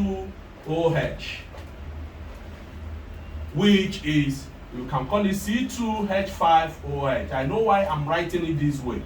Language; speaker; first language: English; non-native, local second language; Igbo